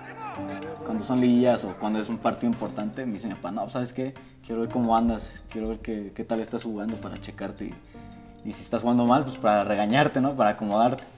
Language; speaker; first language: Spanish; native; Spanish